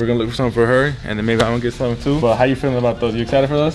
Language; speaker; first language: English; early bilingual, other home language; Spanish